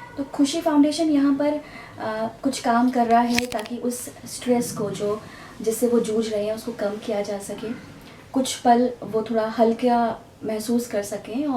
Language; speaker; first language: Hindi; native; Hindi